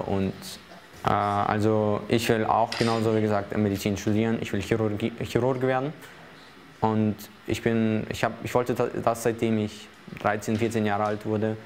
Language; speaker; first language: German; early bilingual, other home language; Chechen